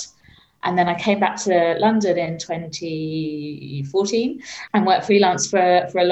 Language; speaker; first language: English; native; English